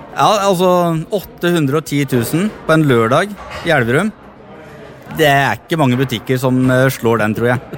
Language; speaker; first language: Norwegian; native; Norwegian